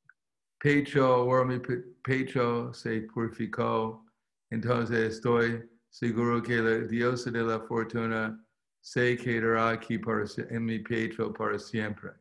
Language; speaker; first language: Spanish; non-native, fluent; English